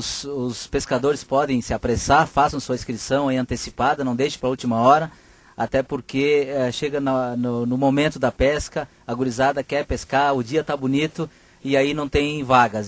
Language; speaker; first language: Portuguese; native; Portuguese